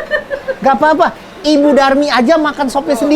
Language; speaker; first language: Indonesian; native; Indonesian